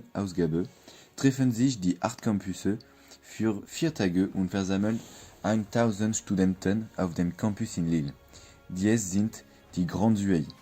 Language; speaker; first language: German; non-native, fluent; French